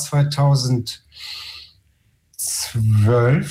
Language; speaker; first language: German; non-native, fluent; Ukrainian